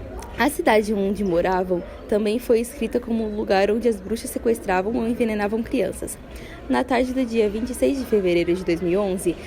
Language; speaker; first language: Portuguese; native; Portuguese